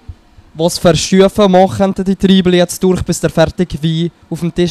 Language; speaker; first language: German; native; German